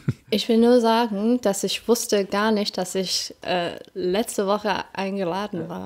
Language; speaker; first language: German; non-native, fluent; English